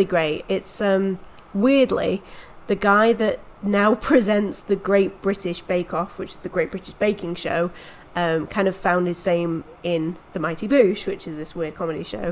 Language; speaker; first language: English; native; English